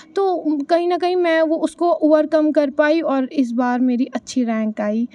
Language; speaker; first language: Hindi; native; Hindi